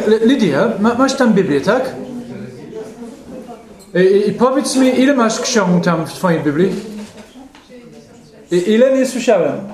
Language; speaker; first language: Polish; non-native, fluent; English